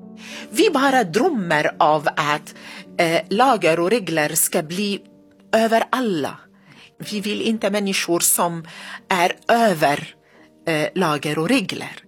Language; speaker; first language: Swedish; non-native, learner; Arabic